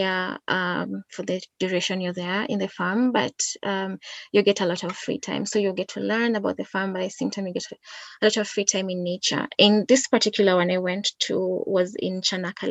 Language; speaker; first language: English; non-native, local second language; Gusii